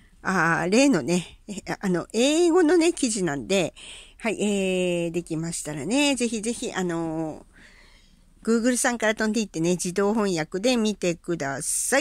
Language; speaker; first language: Japanese; native; Japanese